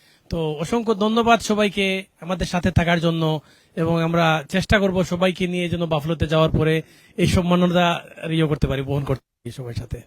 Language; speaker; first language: Bangla; native; Bangla